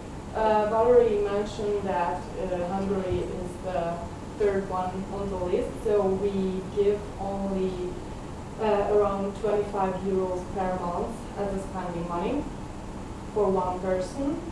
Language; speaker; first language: English; non-native, fluent; Hungarian